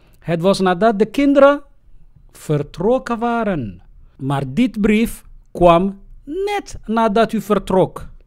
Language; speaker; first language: Dutch; non-native, fluent; Somali